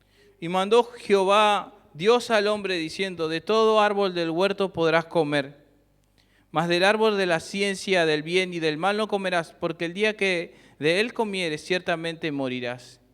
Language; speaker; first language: Spanish; native; Spanish